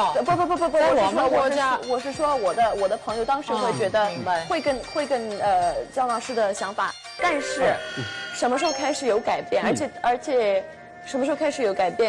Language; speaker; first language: Chinese; non-native, fluent; English